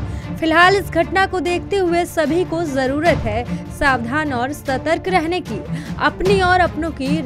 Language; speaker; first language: Hindi; native; Hindi